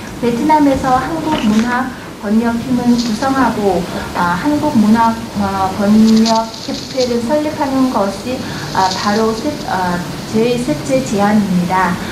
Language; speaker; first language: Korean; non-native, fluent; Vietnamese